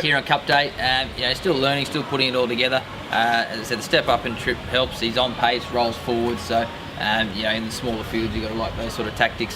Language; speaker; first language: English; native; English